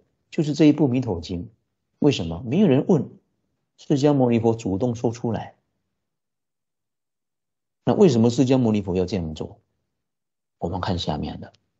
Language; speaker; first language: Chinese; native; Chinese